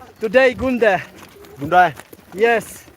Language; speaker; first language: English; non-native, learner; Polish